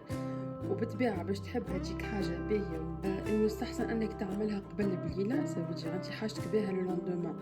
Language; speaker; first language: Arabic; native; Arabic